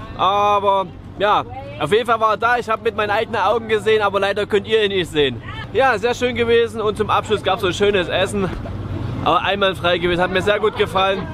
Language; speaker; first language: German; native; German